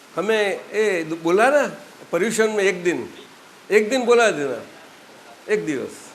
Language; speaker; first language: Hindi; non-native, local second language; Gujarati